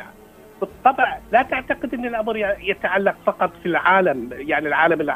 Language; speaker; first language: Arabic; native; Arabic